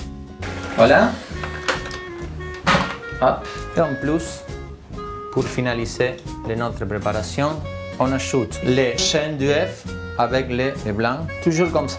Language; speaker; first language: French; non-native, fluent; Spanish